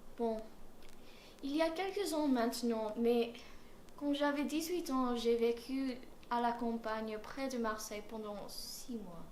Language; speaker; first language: French; non-native, fluent; English